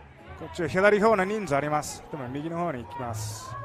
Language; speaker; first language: Japanese; non-native, learner; English